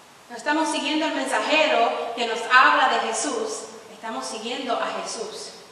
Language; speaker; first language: Spanish; early bilingual, heritage; Spanish